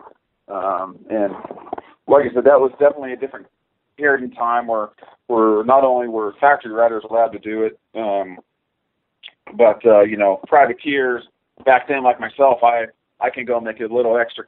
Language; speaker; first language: English; native; English